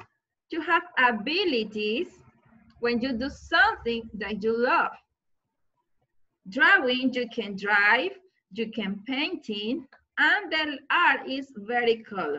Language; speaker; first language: English; non-native, learner; Spanish